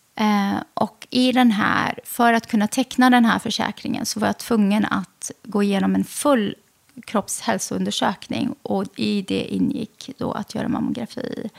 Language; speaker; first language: Swedish; early bilingual, other home language; Arabic